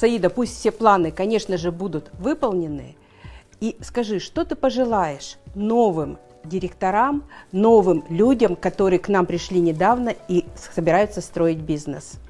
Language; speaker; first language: Russian; native; Russian